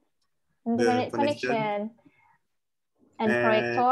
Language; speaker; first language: English; non-native, learner; Indonesian